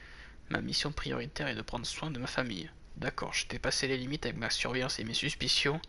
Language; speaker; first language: French; native; French